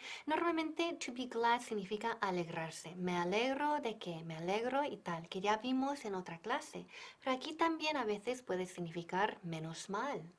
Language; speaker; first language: Spanish; non-native, fluent; English